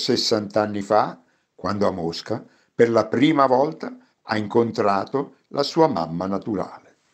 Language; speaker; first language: Italian; native; Italian